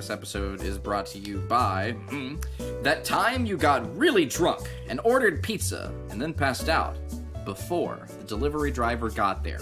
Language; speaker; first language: English; native; English